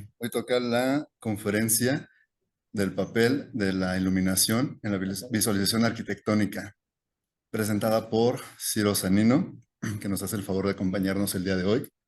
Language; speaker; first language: Spanish; native; Spanish